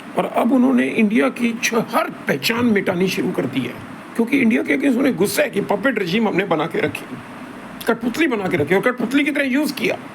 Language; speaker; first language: Hindi; non-native, local second language; Saraiki